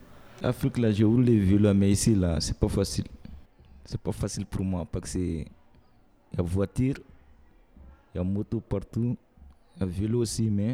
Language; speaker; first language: French; non-native, learner; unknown